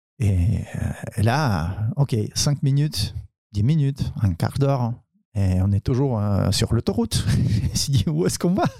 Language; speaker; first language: French; non-native, fluent; Ukrainian